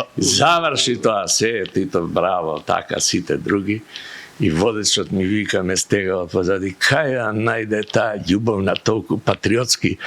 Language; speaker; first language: Macedonian; native; Macedonian